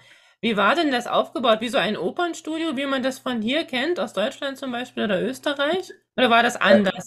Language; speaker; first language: German; native; German